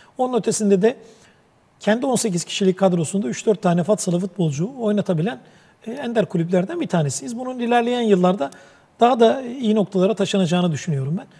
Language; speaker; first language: Turkish; native; Turkish